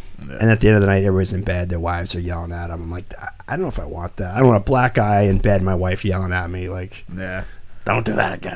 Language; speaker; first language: English; native; English